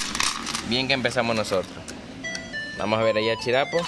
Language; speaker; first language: Spanish; native; Spanish